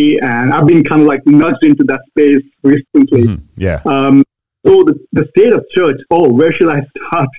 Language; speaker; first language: English; non-native, local second language; Malayalam